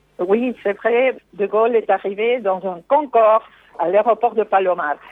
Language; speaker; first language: French; non-native, fluent; Spanish